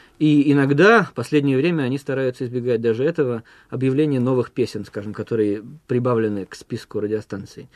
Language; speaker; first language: Russian; native; Russian